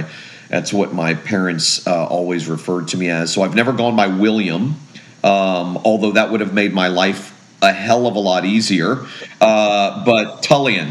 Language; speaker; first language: English; native; English